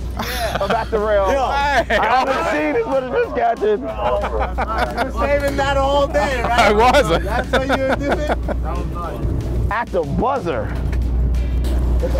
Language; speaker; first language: English; native; English